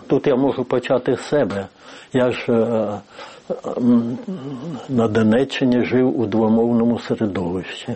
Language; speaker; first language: Ukrainian; native; Ukrainian